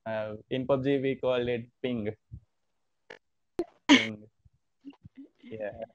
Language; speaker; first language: English; non-native, learner; Hindi